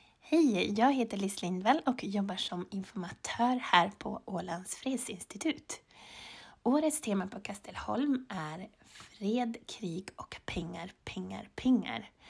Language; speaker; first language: Swedish; native; Swedish